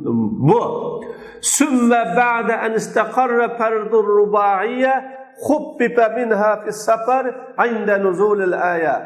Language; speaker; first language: Arabic; non-native, fluent; Uzbek